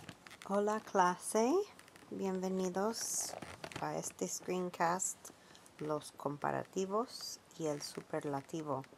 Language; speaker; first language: Spanish; non-native, fluent; English